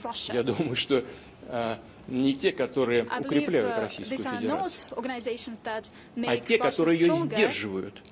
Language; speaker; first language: Russian; native; Russian